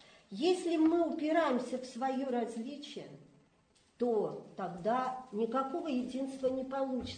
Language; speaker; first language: Russian; native; Russian